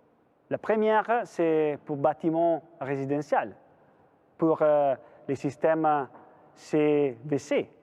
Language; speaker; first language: French; non-native, fluent; Italian